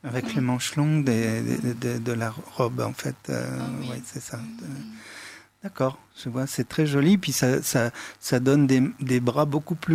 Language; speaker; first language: French; native; French